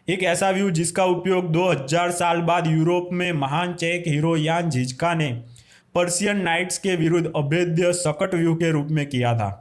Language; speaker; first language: Hindi; non-native, local second language; Gujarati